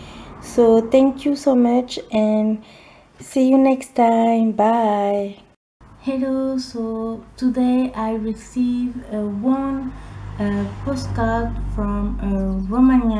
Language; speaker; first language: English; non-native, learner; French